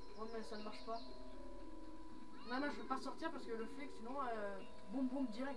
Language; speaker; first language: French; native; French